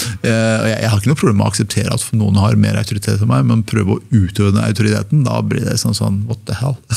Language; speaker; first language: Norwegian; early bilingual, other home language; Persian